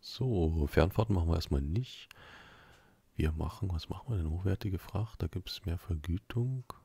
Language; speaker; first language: German; native; German